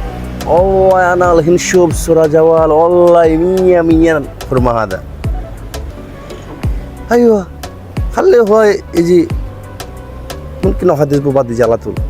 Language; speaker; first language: Arabic; non-native, learner; Bangla